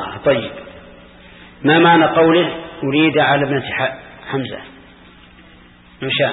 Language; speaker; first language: Arabic; native; Arabic